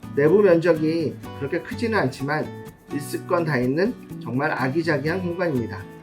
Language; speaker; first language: Korean; native; Korean